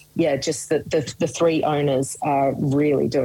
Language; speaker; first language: English; native; English